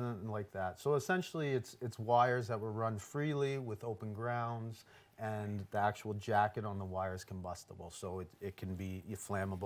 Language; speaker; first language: English; native; English